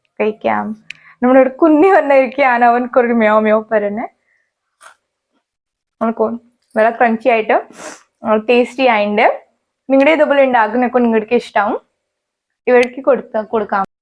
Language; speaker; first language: Malayalam; non-native, learner; Hindi